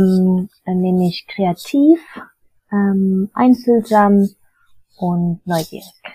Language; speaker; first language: German; early bilingual, heritage; German